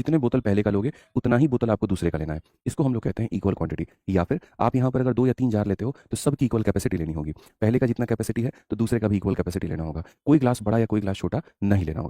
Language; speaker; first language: Hindi; native; Hindi